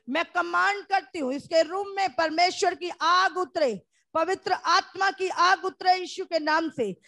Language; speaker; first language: Hindi; native; Hindi